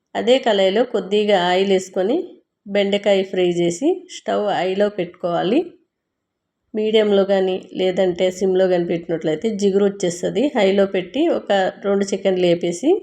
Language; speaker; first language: Telugu; native; Telugu